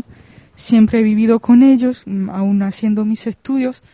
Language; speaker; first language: Spanish; non-native, fluent; French